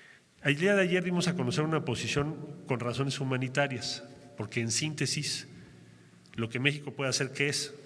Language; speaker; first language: Spanish; native; Spanish